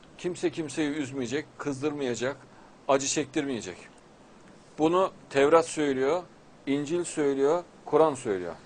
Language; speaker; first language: Turkish; native; Turkish